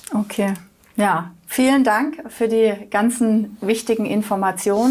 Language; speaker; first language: German; native; German